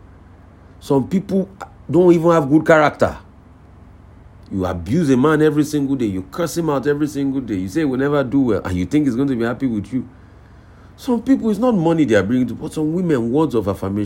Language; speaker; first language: English; non-native, local second language; Yoruba